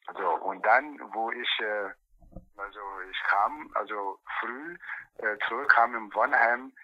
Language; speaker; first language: German; non-native, learner; Portuguese